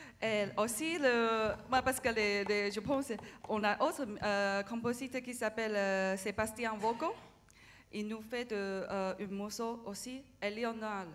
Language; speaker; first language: French; non-native, learner; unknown